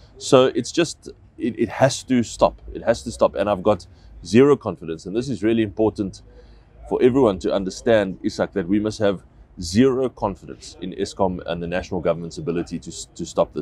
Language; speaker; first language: English; native; English